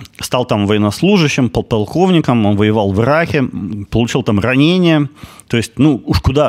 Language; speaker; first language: Russian; native; Russian